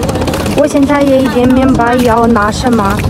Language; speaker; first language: Chinese; non-native, learner; Ukrainian